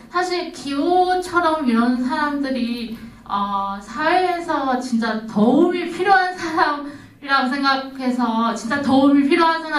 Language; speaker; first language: Korean; non-native, learner; Chinese